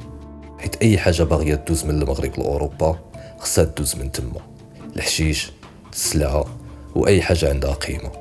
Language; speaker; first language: Arabic; native; Arabic